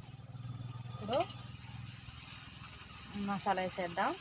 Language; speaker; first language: Telugu; native; Telugu